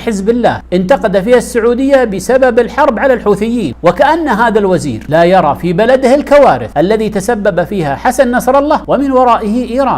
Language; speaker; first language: Arabic; native; Arabic